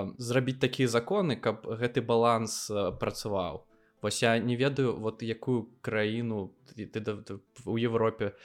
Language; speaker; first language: Belarusian; non-native, local second language; Russian